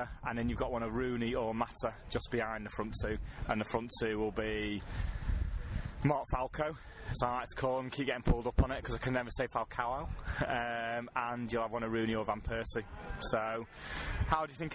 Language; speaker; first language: English; native; English